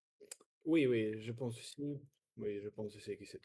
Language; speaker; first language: French; non-native, learner; Russian